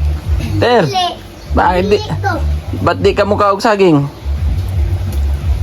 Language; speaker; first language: Filipino; native; Filipino